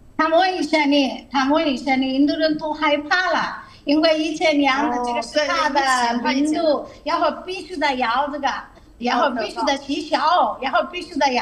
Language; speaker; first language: Chinese; non-native, learner; Telugu